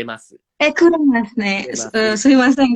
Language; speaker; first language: Japanese; non-native, learner; Indonesian